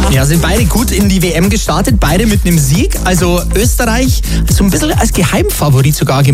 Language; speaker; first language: German; native; German